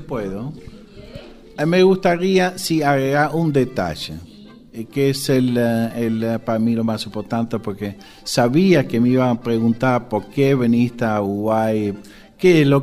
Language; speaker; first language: Spanish; non-native, fluent; Dutch